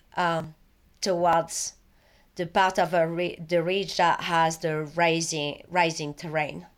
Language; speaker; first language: English; non-native, fluent; French